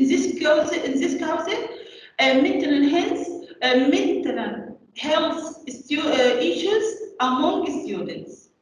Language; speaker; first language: English; non-native, learner; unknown